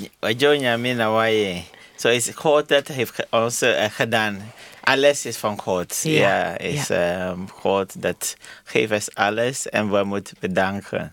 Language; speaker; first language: Dutch; non-native, learner; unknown